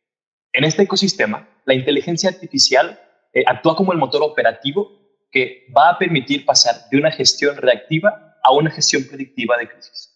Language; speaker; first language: Spanish; native; Spanish